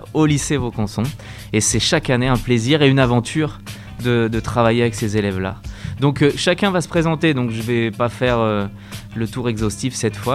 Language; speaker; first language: French; native; French